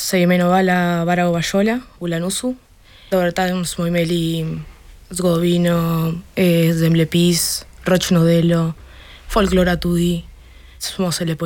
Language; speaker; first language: Slovenian; early bilingual, heritage; Slovenian